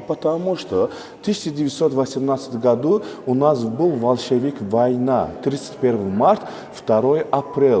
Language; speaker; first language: Russian; non-native, local second language; Azerbaijani